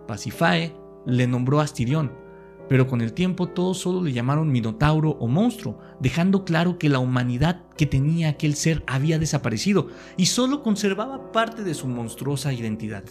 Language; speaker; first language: Spanish; native; Spanish